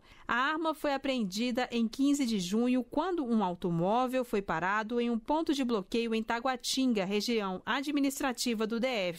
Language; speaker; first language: Portuguese; native; Portuguese